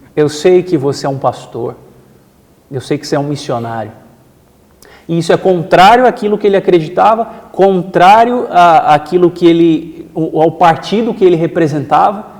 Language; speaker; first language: Portuguese; native; Portuguese